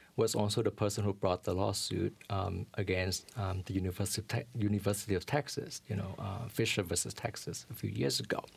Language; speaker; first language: English; early bilingual, other home language; Vietnamese